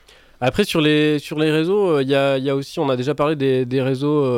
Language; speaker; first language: French; native; French